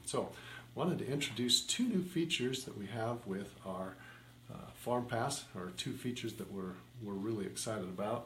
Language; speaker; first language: English; native; English